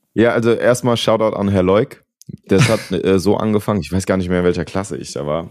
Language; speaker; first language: German; native; German